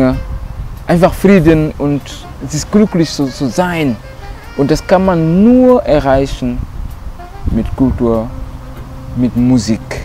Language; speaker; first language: German; non-native, local second language; Wolof